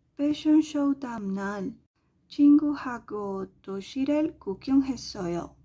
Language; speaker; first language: Korean; non-native, learner; Spanish